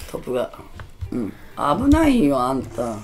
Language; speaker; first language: Japanese; native; Japanese